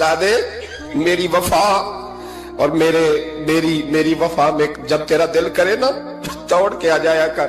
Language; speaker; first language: Urdu; native; Urdu